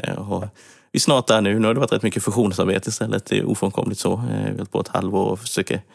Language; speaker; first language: Swedish; native; Swedish